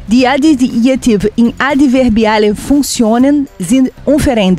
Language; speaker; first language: German; non-native, fluent; Portuguese